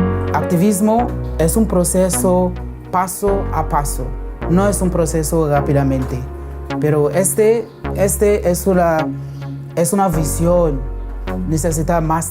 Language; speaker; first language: Spanish; non-native, local second language; English